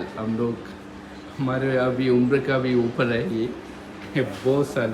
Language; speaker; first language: Hindi; non-native, local second language; Malayalam